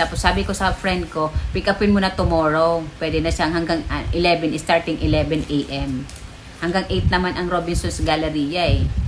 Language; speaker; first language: Filipino; non-native, local second language; Bikol